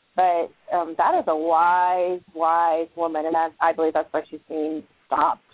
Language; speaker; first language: English; native; English